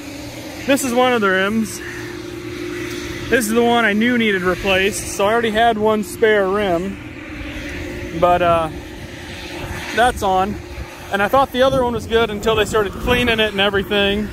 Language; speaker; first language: English; native; English